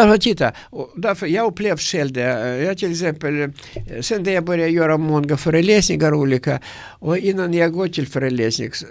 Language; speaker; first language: Swedish; non-native, learner; Russian